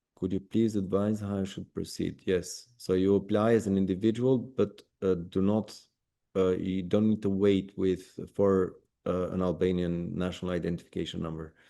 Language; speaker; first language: English; non-native, fluent; Albanian